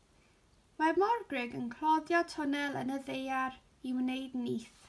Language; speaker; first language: Welsh; non-native, local second language; English